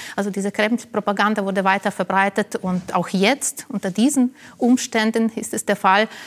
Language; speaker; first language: German; non-native, fluent; Ukrainian